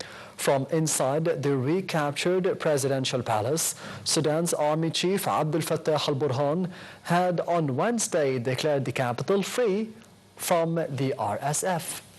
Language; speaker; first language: English; non-native, local second language; Arabic